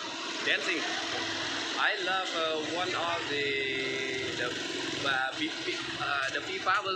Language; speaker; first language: English; non-native, learner; Khmer